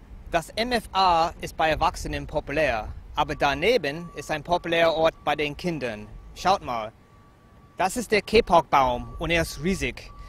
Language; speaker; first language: German; non-native, fluent; English